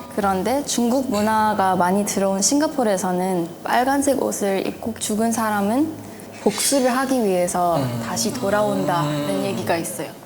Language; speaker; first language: Korean; non-native, fluent; Chinese